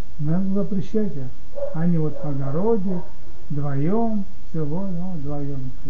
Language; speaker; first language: Russian; non-native, local second language; Crimean Tatar